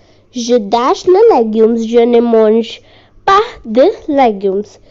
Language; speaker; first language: French; non-native, learner; Hindi